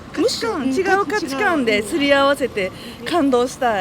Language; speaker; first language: Japanese; native; Japanese